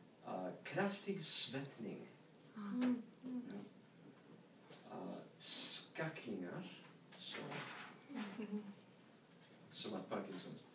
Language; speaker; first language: Swedish; non-native, learner; English